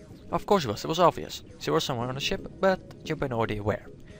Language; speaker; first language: English; non-native, fluent; Dutch